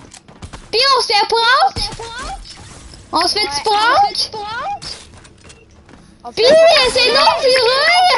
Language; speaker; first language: French; native; French